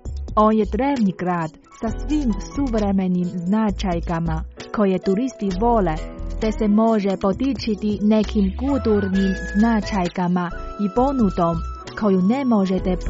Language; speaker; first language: Croatian; native; Croatian